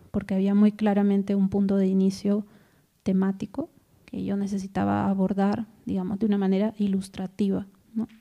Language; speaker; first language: Spanish; native; Spanish